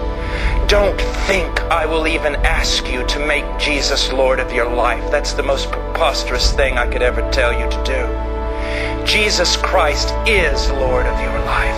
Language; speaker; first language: English; native; English